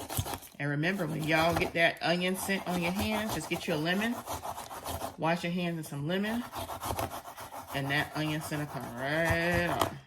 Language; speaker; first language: English; native; English